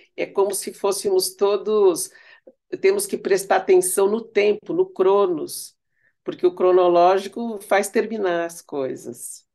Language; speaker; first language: Portuguese; early bilingual, other home language; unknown